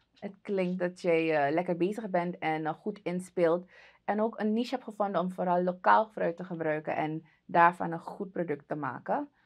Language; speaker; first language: Dutch; native; Dutch